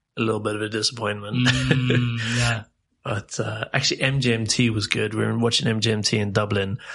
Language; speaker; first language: English; native; English